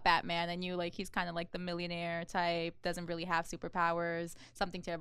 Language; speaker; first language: English; non-native, fluent; Spanish